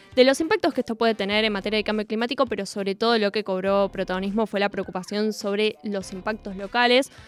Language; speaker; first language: Spanish; native; Spanish